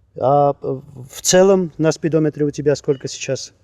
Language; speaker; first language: Russian; native; Russian